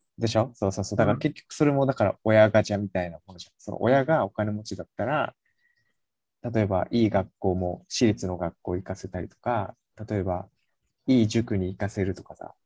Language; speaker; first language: Japanese; native; Japanese